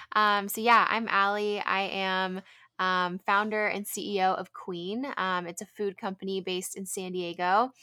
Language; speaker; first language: English; native; English